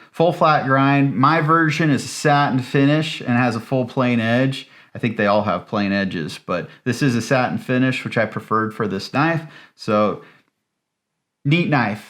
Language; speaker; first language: English; native; English